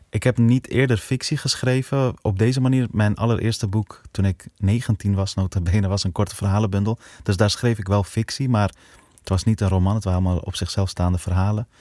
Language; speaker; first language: Dutch; early bilingual, other home language; Persian